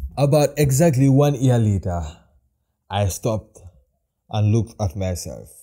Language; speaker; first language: English; non-native, local second language; Wolof